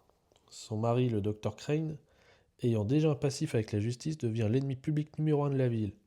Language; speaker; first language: French; native; French